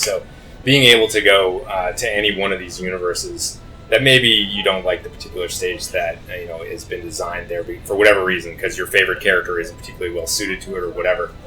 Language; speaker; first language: English; native; English